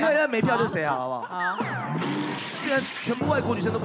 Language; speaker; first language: Chinese; native; Chinese